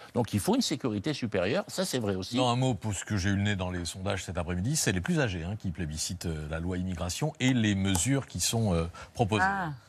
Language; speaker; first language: French; native; French